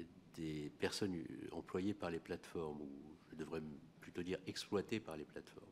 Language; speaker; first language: French; native; French